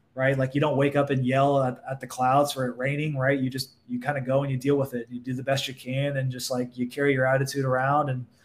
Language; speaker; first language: English; native; English